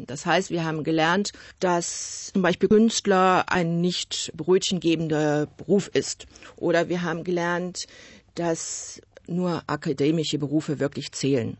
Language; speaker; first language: German; native; German